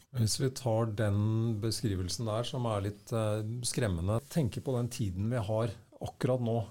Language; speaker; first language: Norwegian; native; Norwegian